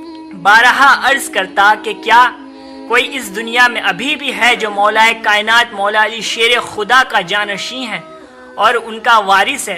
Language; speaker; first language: Urdu; native; Urdu